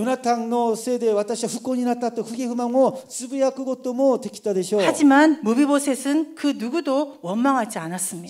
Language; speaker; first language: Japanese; non-native, fluent; Korean